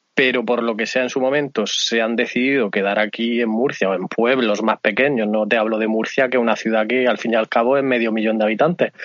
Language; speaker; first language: Spanish; native; Spanish